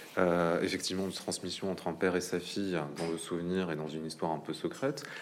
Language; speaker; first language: French; native; French